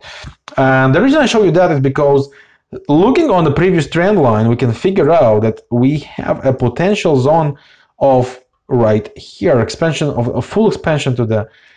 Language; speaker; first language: English; non-native, fluent; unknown